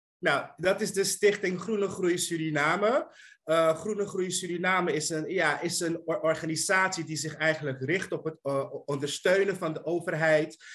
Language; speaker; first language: Dutch; native; Dutch